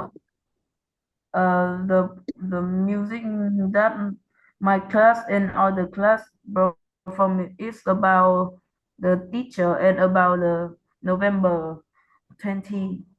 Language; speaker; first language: English; non-native, learner; Vietnamese